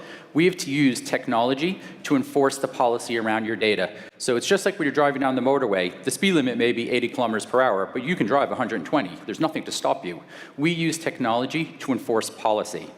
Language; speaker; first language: English; native; English